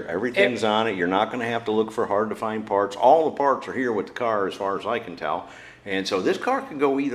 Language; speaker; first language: English; native; English